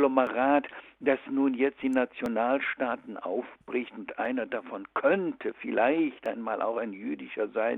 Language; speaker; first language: German; native; German